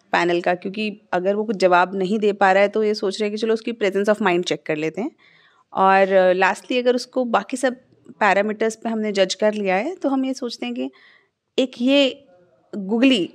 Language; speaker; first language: Hindi; native; Hindi